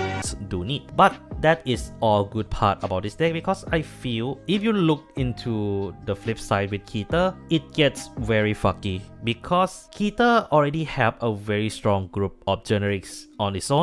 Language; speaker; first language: English; non-native, fluent; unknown